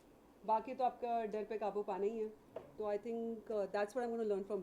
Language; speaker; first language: Hindi; native; Hindi